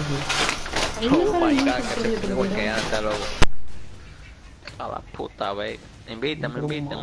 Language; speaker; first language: Spanish; native; Spanish